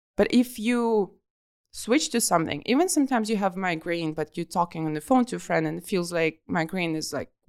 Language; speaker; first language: English; non-native, fluent; Russian